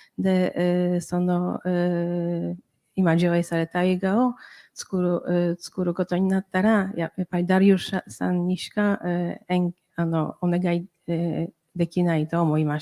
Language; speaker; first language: Japanese; non-native, fluent; Polish